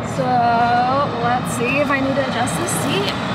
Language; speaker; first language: English; native; English